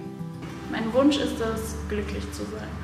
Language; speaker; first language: German; early bilingual, other home language; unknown